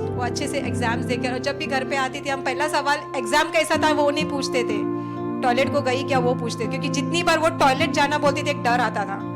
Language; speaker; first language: Hindi; non-native, local second language; Marathi